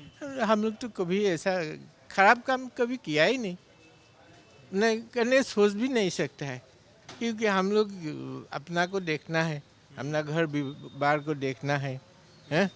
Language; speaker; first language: Hindi; non-native, local second language; Assamese